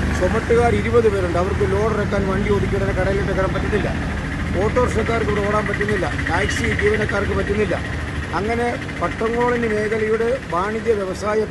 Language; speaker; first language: Malayalam; native; Malayalam